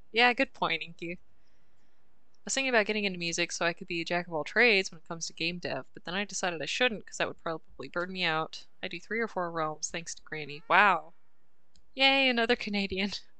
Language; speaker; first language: English; native; English